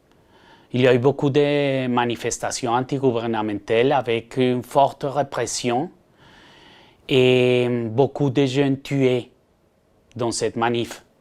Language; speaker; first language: French; non-native, fluent; Spanish